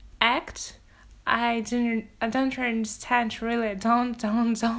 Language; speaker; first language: English; non-native, fluent; Russian